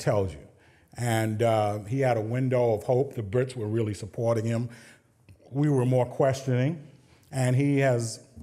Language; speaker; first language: English; native; English